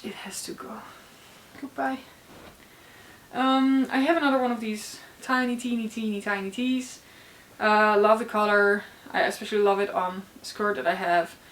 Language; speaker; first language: English; non-native, fluent; Dutch